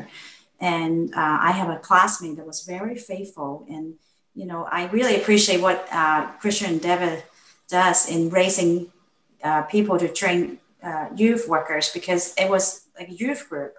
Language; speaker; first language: English; non-native, local second language; Cantonese